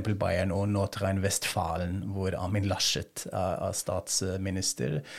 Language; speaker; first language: Norwegian; non-native, fluent; German